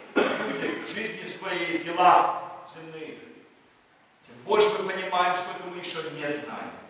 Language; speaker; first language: Russian; early bilingual, heritage; Russian